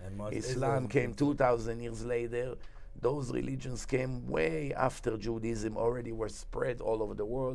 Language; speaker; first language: English; non-native, fluent; Hebrew